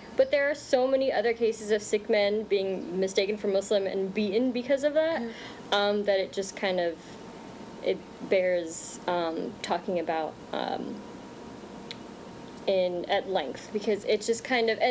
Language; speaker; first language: English; native; English